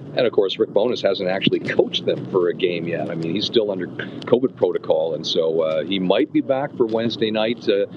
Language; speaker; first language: English; native; English